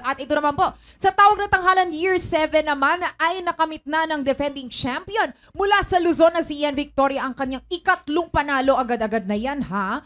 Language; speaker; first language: Filipino; native; Filipino